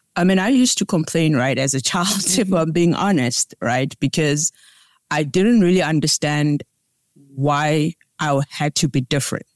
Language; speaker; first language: English; non-native, local second language; Tsonga